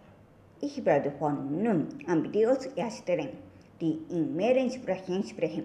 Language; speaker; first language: German; non-native, learner; Japanese